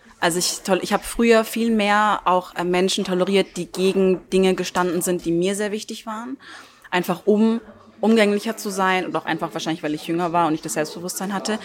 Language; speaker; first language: German; early bilingual, other home language; Turkish